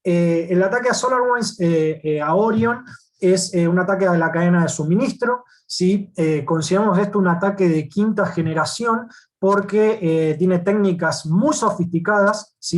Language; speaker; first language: Spanish; native; Spanish